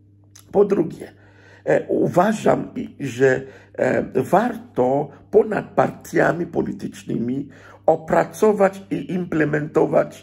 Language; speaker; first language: Polish; non-native, fluent; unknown